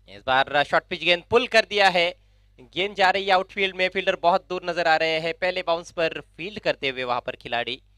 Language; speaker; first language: Hindi; non-native, local second language; Marathi